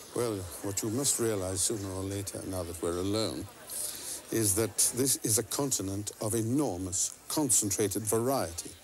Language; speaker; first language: English; native; English